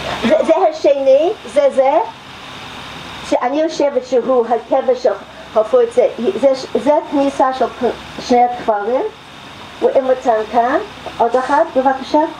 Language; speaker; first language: Hebrew; non-native, fluent; English